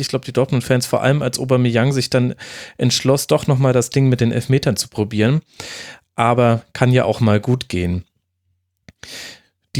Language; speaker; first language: German; native; German